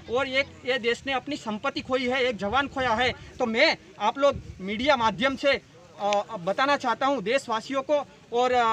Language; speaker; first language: Hindi; non-native, local second language; Gujarati